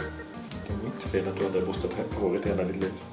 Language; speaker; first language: Swedish; native; Swedish